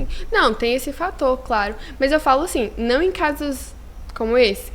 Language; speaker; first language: Portuguese; native; Portuguese